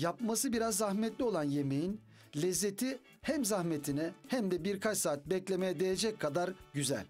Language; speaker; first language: Turkish; native; Turkish